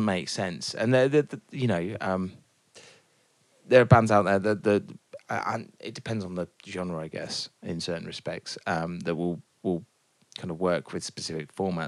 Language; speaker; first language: English; native; English